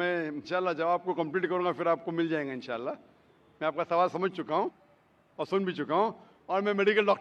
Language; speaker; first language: Hindi; native; Hindi